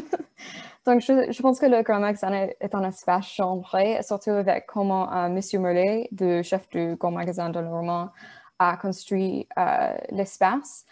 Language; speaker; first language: French; non-native, learner; English